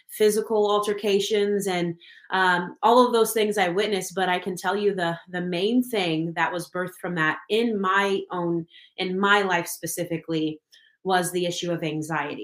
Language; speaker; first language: English; native; English